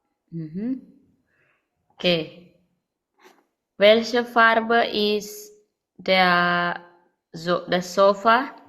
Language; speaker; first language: German; non-native, learner; Indonesian